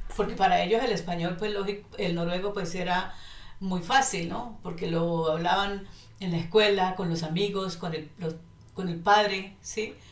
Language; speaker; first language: Spanish; native; Spanish